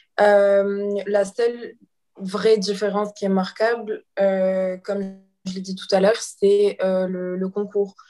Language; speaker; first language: French; non-native, local second language; Arabic